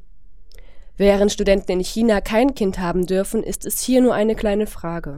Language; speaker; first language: German; non-native, fluent; Chinese